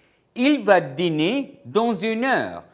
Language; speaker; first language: French; non-native, fluent; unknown